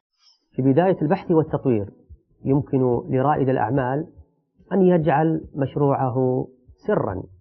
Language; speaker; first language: Arabic; native; Arabic